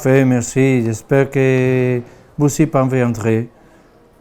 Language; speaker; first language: French; non-native, fluent; Spanish